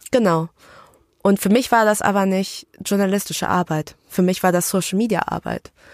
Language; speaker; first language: German; early bilingual, other home language; Vietnamese